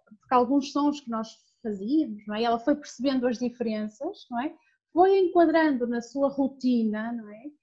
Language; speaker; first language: Portuguese; native; Portuguese